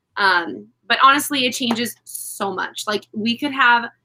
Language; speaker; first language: English; native; English